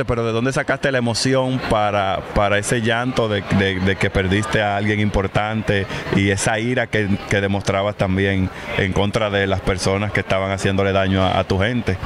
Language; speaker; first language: Spanish; native; Spanish